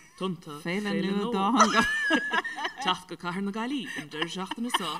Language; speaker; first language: Irish; native; Irish